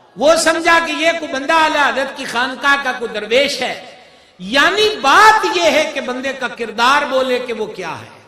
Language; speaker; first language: Urdu; non-native, local second language; Punjabi